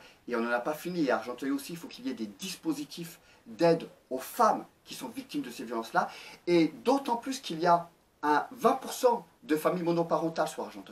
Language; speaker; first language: French; native; French